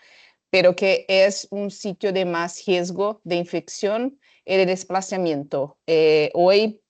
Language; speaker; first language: Spanish; non-native, fluent; Portuguese